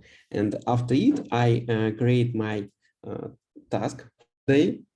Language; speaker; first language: English; non-native, learner; Russian